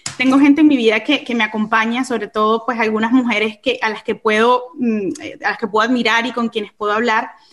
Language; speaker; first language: Spanish; native; Spanish